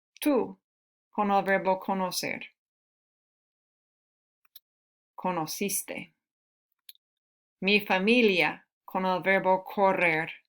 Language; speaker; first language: Spanish; non-native, fluent; English